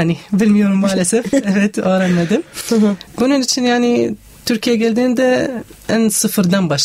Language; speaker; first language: Turkish; non-native, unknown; Arabic